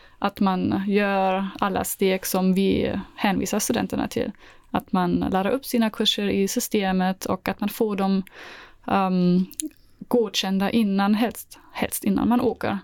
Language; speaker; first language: Swedish; non-native, fluent; German